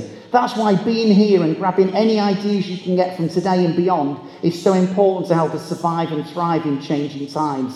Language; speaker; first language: English; native; English